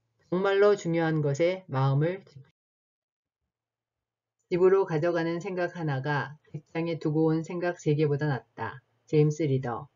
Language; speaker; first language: Korean; native; Korean